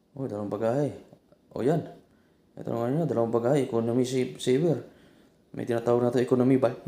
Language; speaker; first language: Filipino; native; Filipino